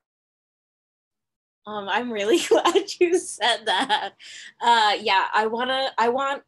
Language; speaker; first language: English; native; English